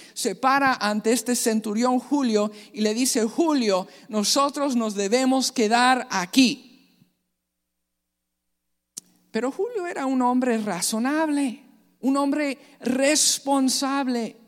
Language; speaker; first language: Spanish; native; Spanish